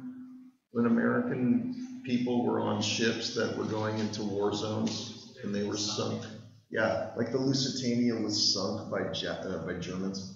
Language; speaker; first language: English; native; English